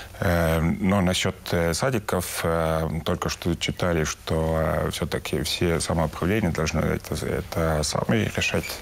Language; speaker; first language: Russian; non-native, local second language; Estonian